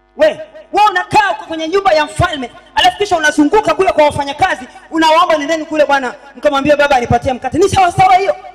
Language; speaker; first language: Swahili; native; Swahili